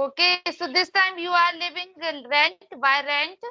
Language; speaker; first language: English; non-native, learner; Hindi